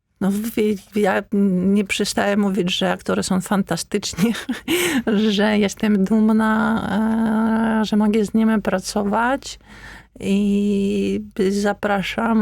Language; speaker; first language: Polish; non-native, fluent; Ukrainian